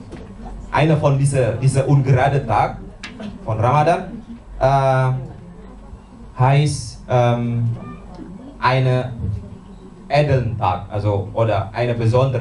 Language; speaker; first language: German; non-native, learner; Indonesian